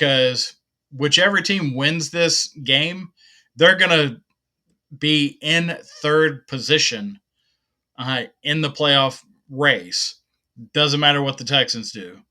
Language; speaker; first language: English; native; English